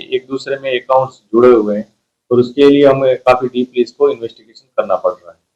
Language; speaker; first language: Hindi; non-native, local second language; Gujarati